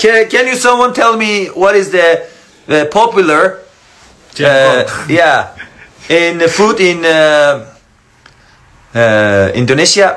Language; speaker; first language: English; non-native, fluent; Persian